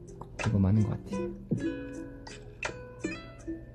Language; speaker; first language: Korean; non-native, fluent; Chinese